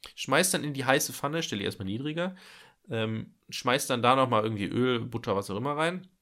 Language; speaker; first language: German; native; German